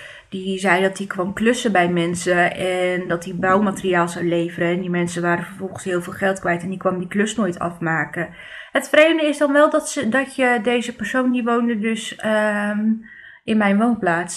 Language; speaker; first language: Dutch; native; Dutch